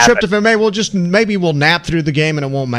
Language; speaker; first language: English; native; English